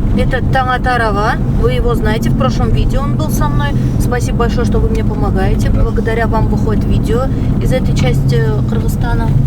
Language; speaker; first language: Russian; native; Russian